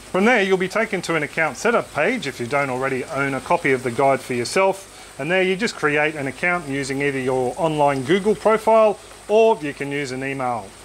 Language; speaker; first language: English; native; English